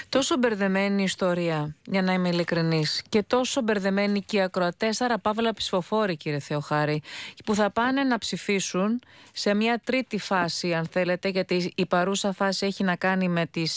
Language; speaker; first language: Greek; native; Greek